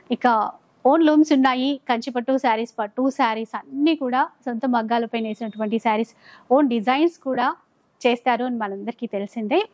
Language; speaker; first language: Telugu; native; Telugu